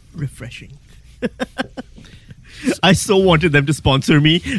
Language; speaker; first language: English; non-native, local second language; Urdu